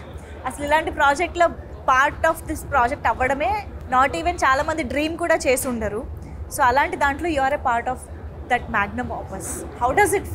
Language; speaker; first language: Telugu; native; Telugu